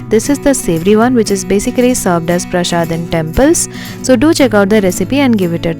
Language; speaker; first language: English; non-native, local second language; Odia